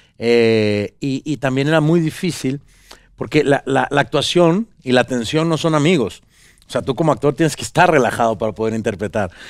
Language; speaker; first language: Spanish; native; Spanish